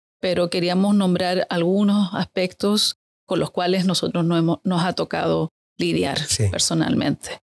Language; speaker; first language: Spanish; native; Spanish